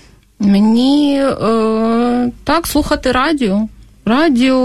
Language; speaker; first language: Ukrainian; non-native, local second language; Russian